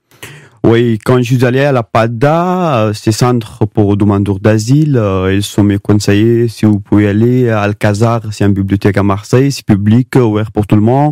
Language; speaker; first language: French; non-native, learner; Pashto